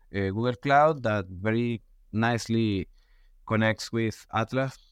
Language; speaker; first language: English; non-native, fluent; Spanish